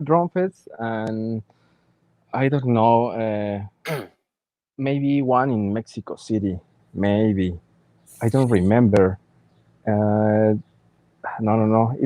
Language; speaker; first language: English; non-native, learner; Spanish